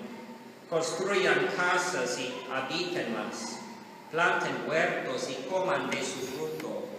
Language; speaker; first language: Spanish; non-native, learner; English